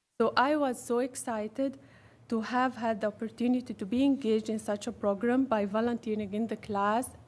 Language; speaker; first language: English; non-native, fluent; Arabic